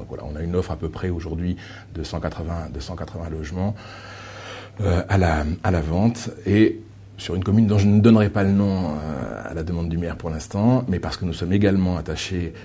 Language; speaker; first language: French; native; French